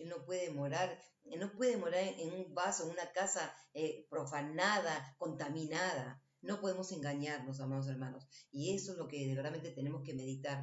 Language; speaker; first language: Spanish; native; Spanish